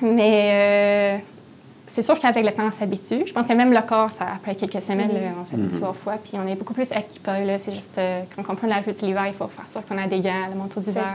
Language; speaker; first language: French; non-native, fluent; English